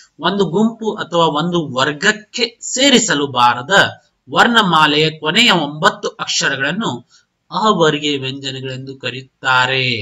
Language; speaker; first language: Kannada; non-native, local second language; Urdu